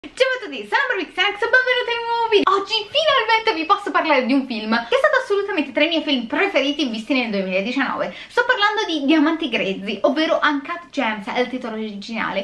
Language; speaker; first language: Italian; native; Italian